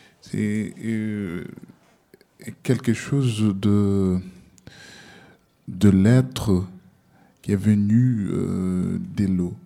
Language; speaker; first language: French; non-native, learner; Portuguese